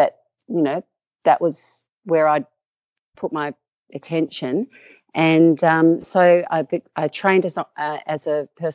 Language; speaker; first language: English; native; English